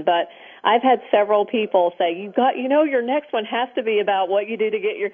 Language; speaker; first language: English; native; English